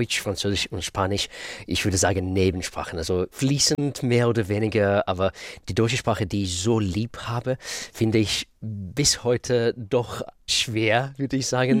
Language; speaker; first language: German; non-native, fluent; Russian